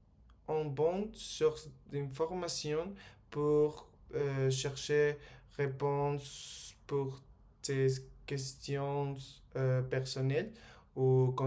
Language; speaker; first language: French; non-native, learner; Spanish